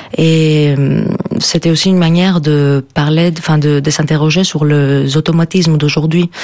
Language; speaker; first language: French; non-native, fluent; Greek